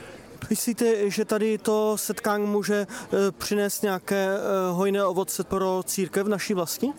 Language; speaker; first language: Czech; native; Czech